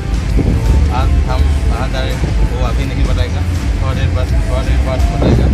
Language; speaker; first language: Hindi; non-native, local second language; Assamese